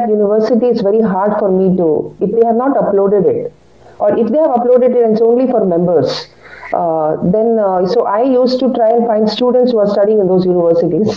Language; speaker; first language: English; non-native, local second language; Kannada